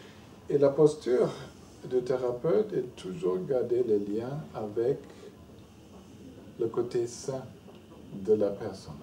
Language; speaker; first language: French; non-native, fluent; German